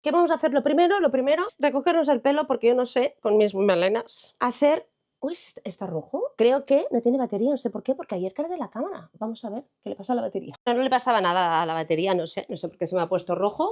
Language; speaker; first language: Spanish; native; Spanish